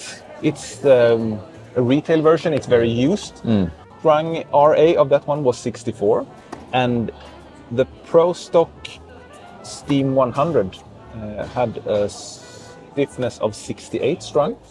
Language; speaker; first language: English; non-native, fluent; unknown